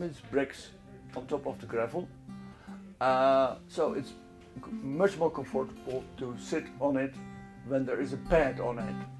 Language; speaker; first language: English; non-native, fluent; Dutch